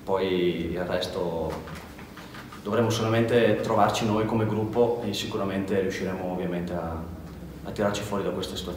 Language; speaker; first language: Italian; native; Italian